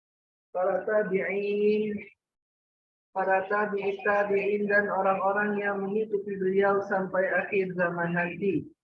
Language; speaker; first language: Indonesian; native; Indonesian